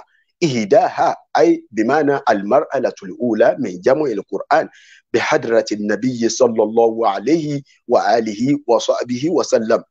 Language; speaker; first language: Arabic; non-native, fluent; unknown